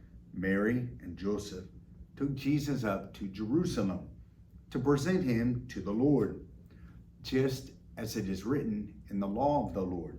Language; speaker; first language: English; native; English